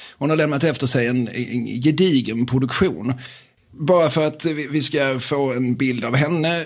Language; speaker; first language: Swedish; native; Swedish